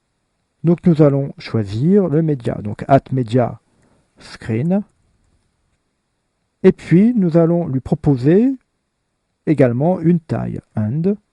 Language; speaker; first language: French; native; French